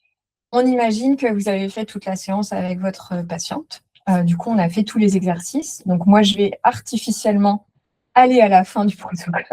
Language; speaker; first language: French; native; French